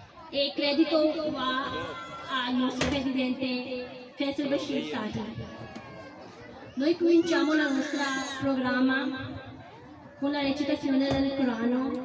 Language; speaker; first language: Italian; non-native, learner; Urdu